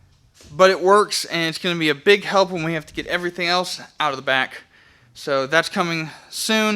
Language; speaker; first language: English; native; English